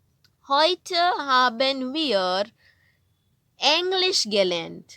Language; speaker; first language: German; non-native, fluent; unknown